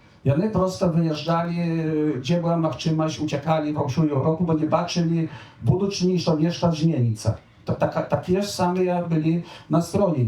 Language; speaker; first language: Polish; non-native, local second language; Belarusian